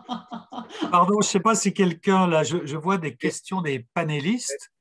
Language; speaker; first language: French; native; French